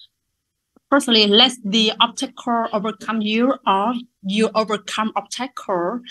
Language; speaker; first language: English; non-native, learner; Vietnamese